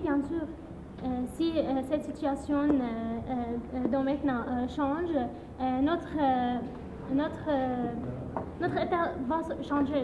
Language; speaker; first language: French; non-native, learner; Arabic